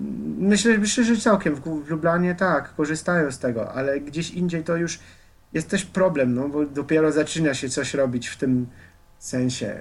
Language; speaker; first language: Polish; non-native, fluent; Slovenian